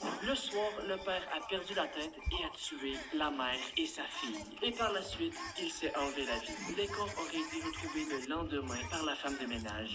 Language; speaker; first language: French; native; French